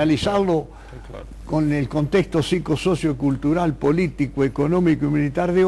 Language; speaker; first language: Spanish; native; Spanish